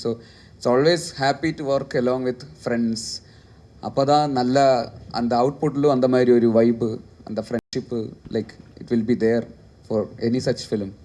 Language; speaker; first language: Tamil; non-native, learner; Malayalam